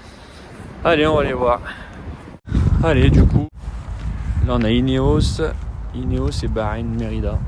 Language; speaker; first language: French; native; French